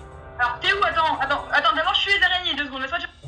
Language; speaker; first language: French; native; French